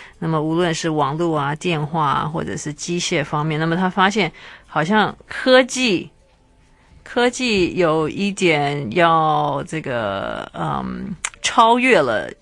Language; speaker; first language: Chinese; native; Chinese